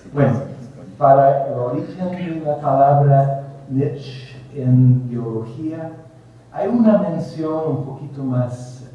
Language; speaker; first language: Spanish; non-native, fluent; English